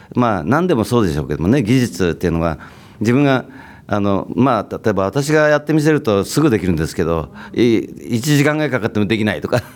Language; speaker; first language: Japanese; native; Japanese